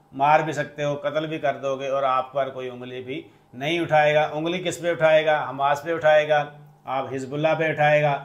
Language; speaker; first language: Urdu; non-native, local second language; Punjabi